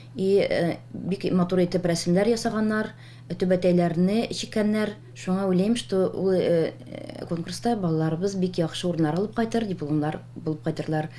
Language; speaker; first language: Tatar; native; Tatar